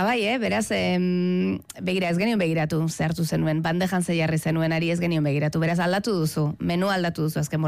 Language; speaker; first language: Basque; native; Basque